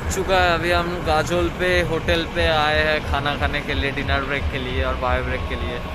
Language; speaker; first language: Hindi; non-native, local second language; Bangla